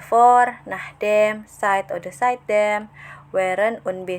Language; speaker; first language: German; non-native, fluent; Indonesian